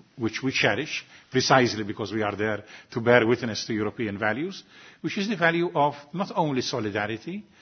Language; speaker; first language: English; non-native, local second language; Maltese